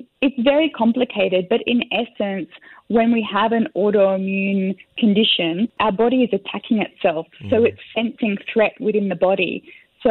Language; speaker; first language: English; native; English